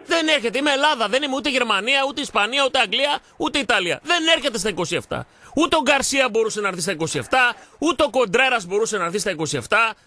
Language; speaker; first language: Greek; native; Greek